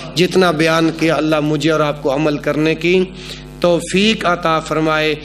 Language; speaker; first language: Urdu; non-native, local second language; Pashto